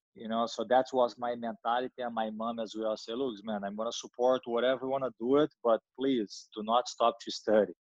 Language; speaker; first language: English; non-native, learner; Portuguese